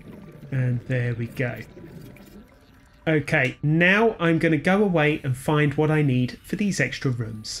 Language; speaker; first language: English; native; English